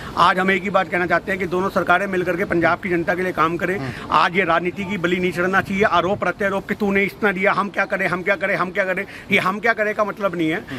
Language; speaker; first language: Hindi; native; Hindi